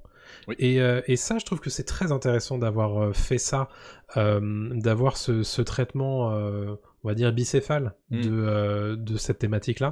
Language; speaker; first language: French; native; French